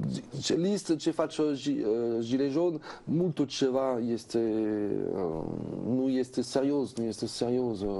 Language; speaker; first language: Romanian; non-native, learner; French